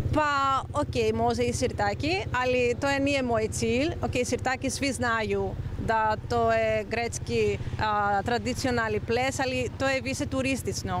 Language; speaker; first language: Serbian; non-native, learner; Greek